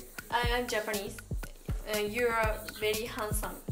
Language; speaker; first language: English; non-native, learner; Japanese